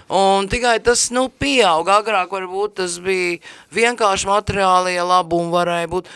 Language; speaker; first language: Latvian; native; Latvian